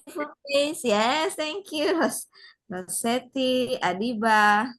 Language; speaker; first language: English; non-native, learner; Indonesian